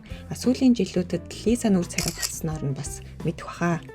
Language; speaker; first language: Mongolian; native; Mongolian